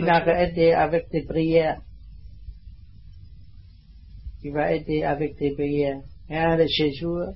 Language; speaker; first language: French; non-native, learner; Vietnamese